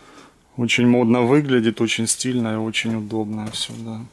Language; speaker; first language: Russian; native; Russian